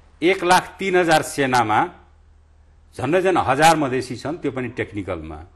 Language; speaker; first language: Nepali; non-native, local second language; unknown